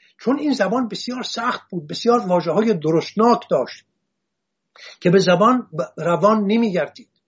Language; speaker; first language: Persian; non-native, local second language; Assyrian Neo-Aramaic